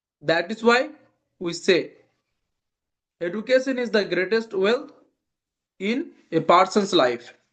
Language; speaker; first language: English; non-native, local second language; Bangla